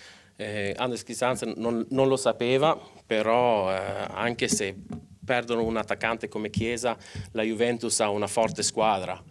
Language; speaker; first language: Italian; non-native, local second language; Swedish